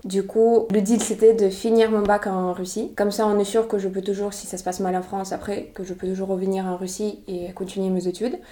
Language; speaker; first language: French; non-native, fluent; Russian